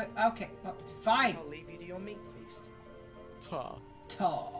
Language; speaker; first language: English; native; English